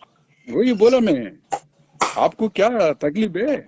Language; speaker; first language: Hindi; non-native, local second language; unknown